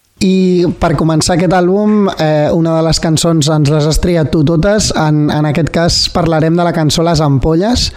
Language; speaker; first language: Catalan; native; Catalan